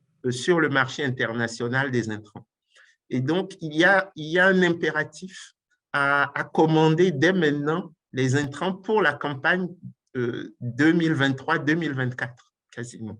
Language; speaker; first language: French; non-native, local second language; Ewe